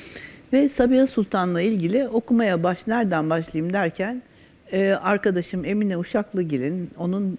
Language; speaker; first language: Turkish; native; Turkish